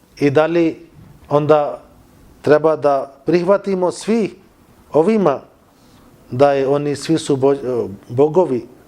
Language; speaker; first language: Bosnian; non-native, learner; Urdu